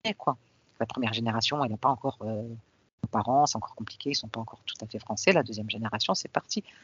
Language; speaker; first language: French; early bilingual, other home language; Arabic